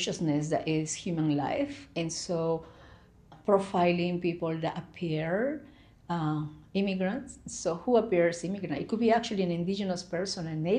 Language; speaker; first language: English; non-native, fluent; Spanish